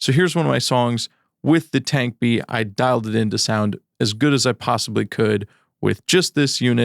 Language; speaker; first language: English; native; English